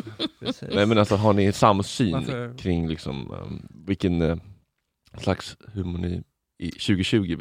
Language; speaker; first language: Swedish; native; Swedish